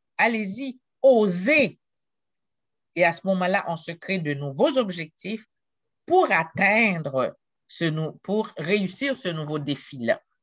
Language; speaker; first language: French; non-native, local second language; Haitian Creole